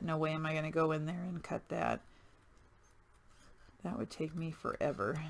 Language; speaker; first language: English; native; English